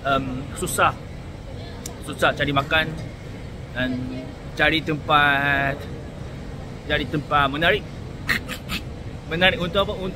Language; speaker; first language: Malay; non-native, fluent; Korean